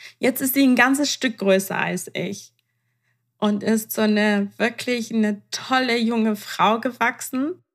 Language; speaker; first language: German; non-native, fluent; Persian